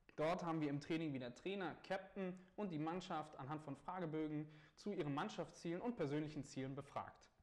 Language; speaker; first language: German; native; German